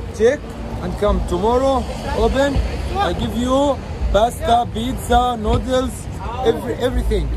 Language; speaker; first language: English; non-native, learner; Arabic